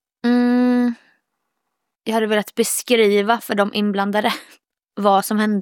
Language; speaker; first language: Swedish; native; Swedish